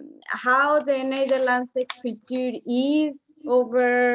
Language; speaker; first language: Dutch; non-native, learner; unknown